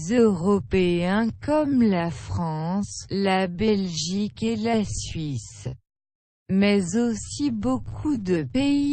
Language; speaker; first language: French; non-native, learner; Russian